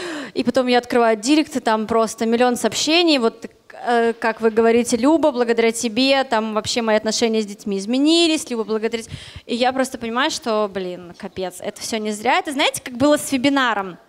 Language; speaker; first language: Russian; native; Russian